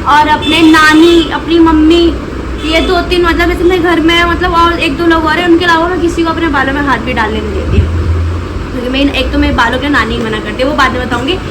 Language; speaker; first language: Hindi; non-native, local second language; Maithili